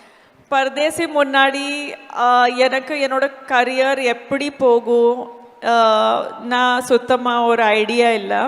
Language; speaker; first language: Tamil; non-native, fluent; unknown